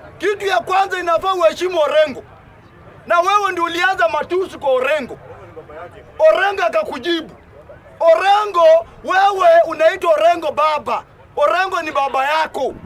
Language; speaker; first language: Swahili; native; Swahili